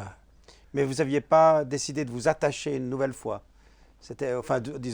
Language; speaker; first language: French; native; French